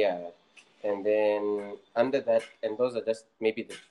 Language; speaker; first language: English; non-native, local second language; Nyanja